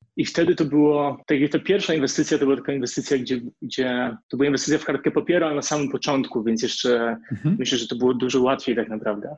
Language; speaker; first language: Polish; native; Polish